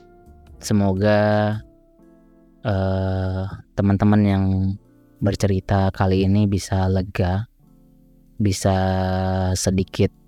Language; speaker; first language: Indonesian; native; Indonesian